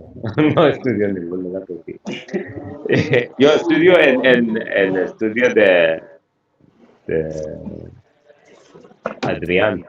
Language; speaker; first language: Spanish; non-native, fluent; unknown